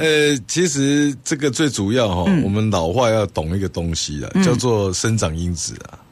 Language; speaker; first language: Chinese; native; Chinese